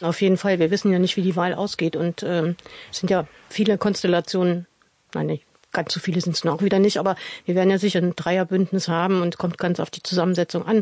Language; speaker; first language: German; native; German